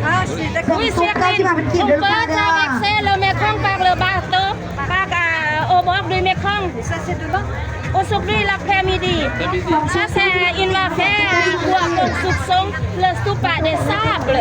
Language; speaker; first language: French; non-native, learner; Lao